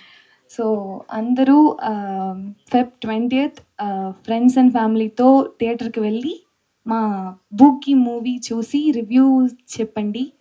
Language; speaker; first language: Telugu; non-native, learner; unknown